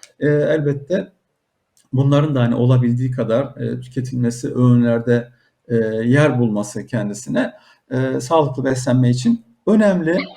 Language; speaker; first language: Turkish; native; Turkish